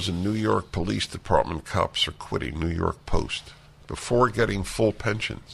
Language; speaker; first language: English; native; English